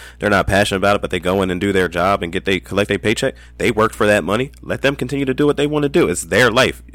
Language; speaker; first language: English; native; English